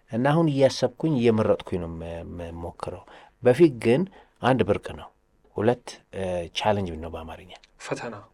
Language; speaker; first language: Amharic; native; Amharic